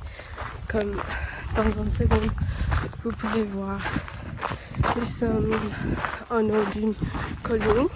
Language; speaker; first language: French; non-native, learner; English